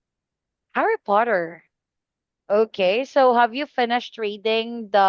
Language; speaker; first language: English; non-native, fluent; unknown